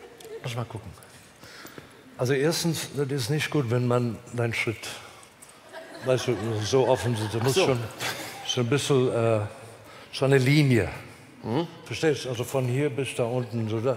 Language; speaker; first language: German; non-native, fluent; English